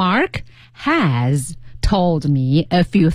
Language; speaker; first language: English; non-native, fluent; Chinese